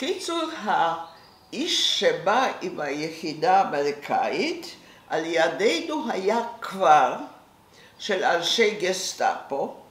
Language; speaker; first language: Hebrew; non-native, fluent; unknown